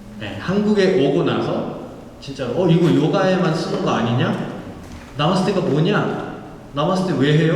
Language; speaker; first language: Korean; non-native, fluent; Nepali